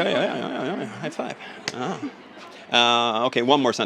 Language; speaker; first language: English; non-native, fluent; Swedish